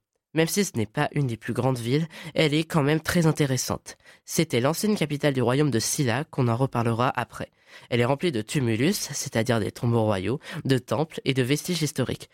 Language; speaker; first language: French; native; French